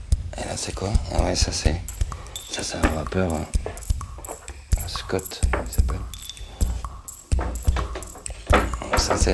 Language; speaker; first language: French; native; French